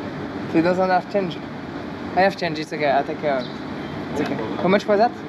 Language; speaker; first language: English; non-native, learner; French